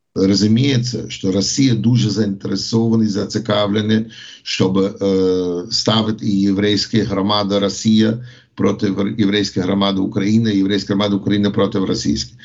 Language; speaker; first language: Ukrainian; non-native, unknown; English